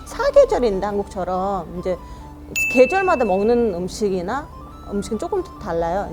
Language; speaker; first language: Korean; non-native, fluent; Mongolian